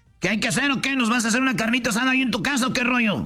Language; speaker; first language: Spanish; native; Spanish